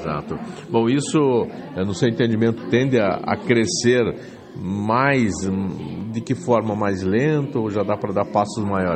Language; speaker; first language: Portuguese; native; Portuguese